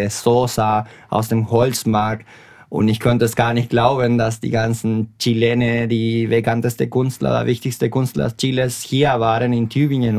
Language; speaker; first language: German; non-native, fluent; Spanish